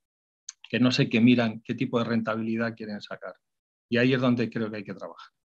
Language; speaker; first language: Spanish; native; Spanish